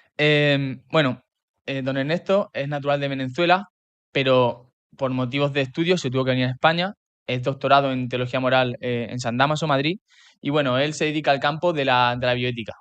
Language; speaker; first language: Spanish; native; Spanish